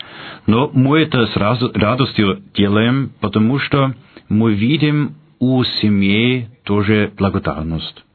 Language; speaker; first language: Russian; non-native, fluent; German